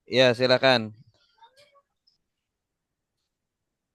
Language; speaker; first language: Indonesian; native; Indonesian